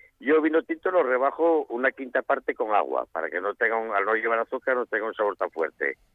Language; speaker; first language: Spanish; native; Spanish